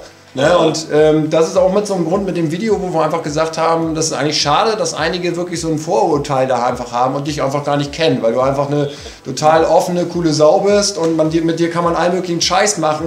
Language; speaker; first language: German; native; German